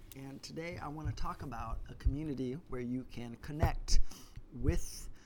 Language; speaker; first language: English; native; English